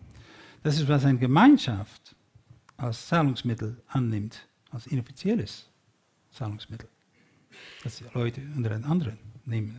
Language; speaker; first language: German; non-native, learner; Dutch